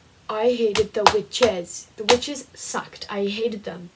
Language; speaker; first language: English; native; English